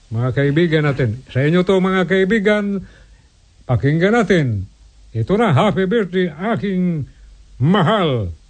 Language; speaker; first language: Filipino; non-native, local second language; Cebuano